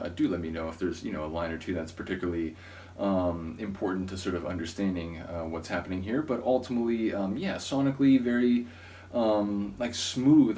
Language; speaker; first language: English; native; English